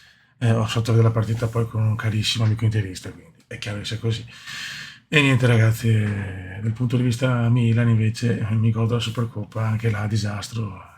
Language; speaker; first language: Italian; native; Italian